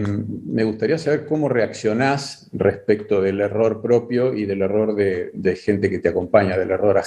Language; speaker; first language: Spanish; native; Spanish